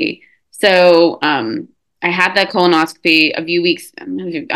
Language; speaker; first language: English; native; English